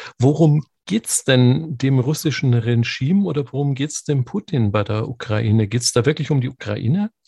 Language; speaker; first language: German; native; German